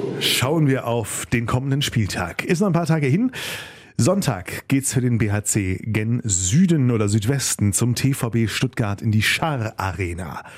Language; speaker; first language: German; native; German